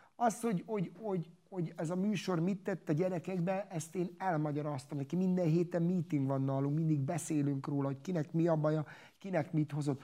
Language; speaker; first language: Hungarian; non-native, local second language; Romany